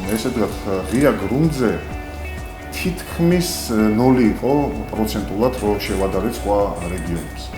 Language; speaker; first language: Georgian; non-native, local second language; Mingrelian